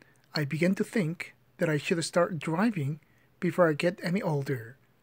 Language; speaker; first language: English; non-native, fluent; Korean